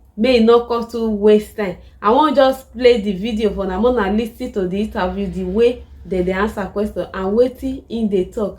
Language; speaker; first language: Nigerian Pidgin; native; Nigerian Pidgin